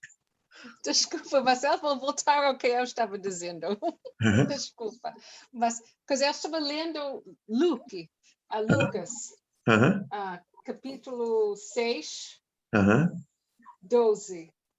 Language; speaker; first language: Portuguese; non-native, learner; English